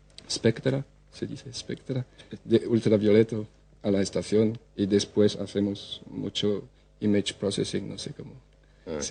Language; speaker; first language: Spanish; non-native, fluent; French